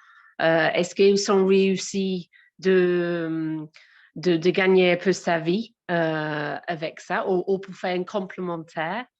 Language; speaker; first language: French; non-native, learner; English